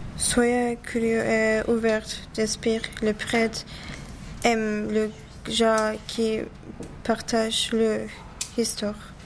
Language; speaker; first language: French; non-native, learner; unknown